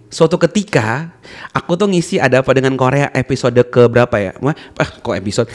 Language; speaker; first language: Indonesian; native; Indonesian